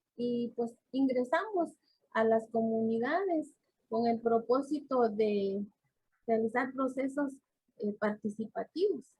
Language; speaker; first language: Spanish; native; Spanish